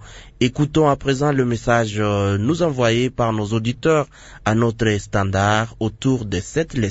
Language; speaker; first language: French; non-native, local second language; Lingala